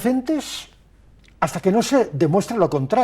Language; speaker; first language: Spanish; native; Spanish